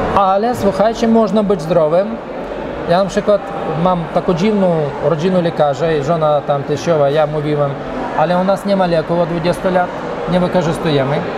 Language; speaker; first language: Polish; early bilingual, heritage; Russian